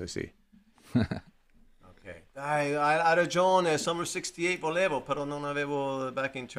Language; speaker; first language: Italian; non-native, learner; English